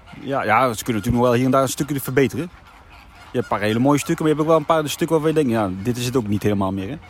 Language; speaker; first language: Dutch; native; Dutch